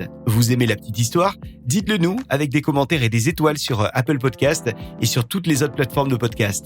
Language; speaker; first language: French; native; French